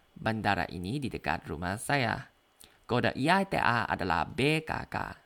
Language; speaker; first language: Indonesian; non-native, learner; Thai